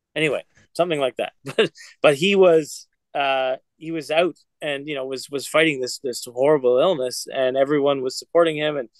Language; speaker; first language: English; native; English